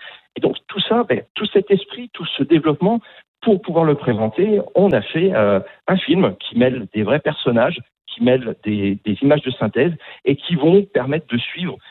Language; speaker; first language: French; native; French